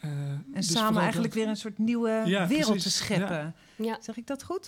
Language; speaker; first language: Dutch; native; Dutch